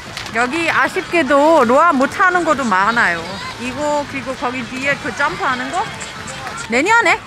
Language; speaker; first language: Korean; non-native, learner; German